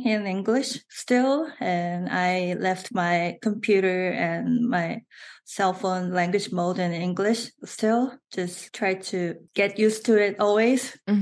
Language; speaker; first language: English; non-native, fluent; Korean